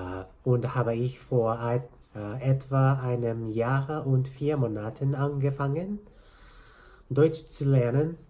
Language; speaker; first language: German; non-native, learner; Japanese